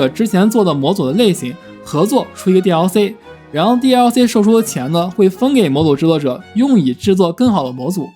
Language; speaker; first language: Chinese; native; Chinese